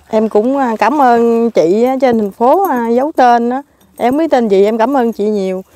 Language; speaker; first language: Vietnamese; native; Vietnamese